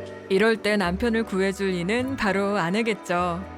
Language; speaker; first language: Korean; native; Korean